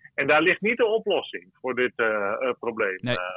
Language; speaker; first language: Dutch; native; Dutch